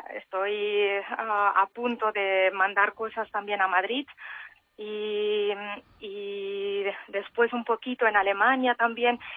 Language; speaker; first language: Spanish; early bilingual, heritage; German